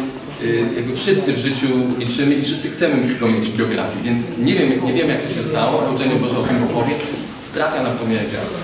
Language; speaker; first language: Polish; native; Polish